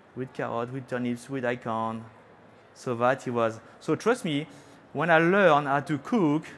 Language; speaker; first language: English; non-native, fluent; French